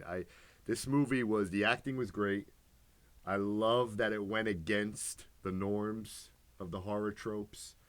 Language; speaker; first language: English; native; English